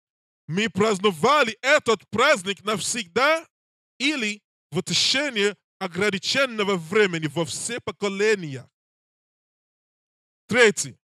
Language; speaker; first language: Russian; non-native, learner; English